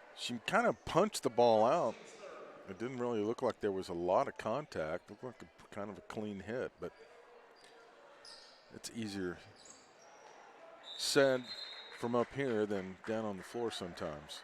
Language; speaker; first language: English; native; English